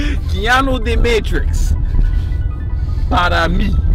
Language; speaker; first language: Spanish; non-native, learner; English